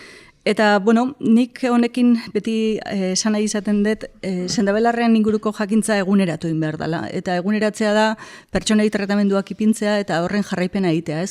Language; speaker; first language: Basque; native; Basque